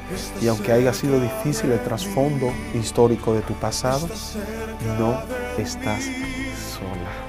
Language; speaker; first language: Spanish; native; Spanish